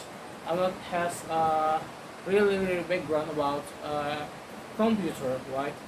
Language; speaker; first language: English; non-native, learner; Indonesian